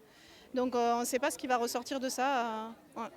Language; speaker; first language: French; native; French